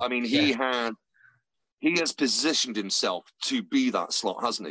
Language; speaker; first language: English; native; English